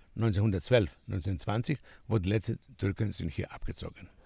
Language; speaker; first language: German; non-native, fluent; Greek